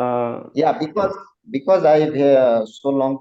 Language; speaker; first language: English; non-native, learner; Bangla